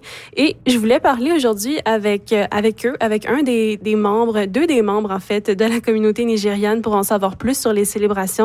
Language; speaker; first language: French; native; French